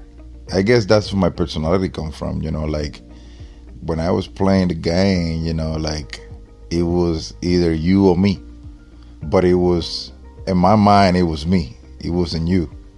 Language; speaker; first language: English; non-native, fluent; Spanish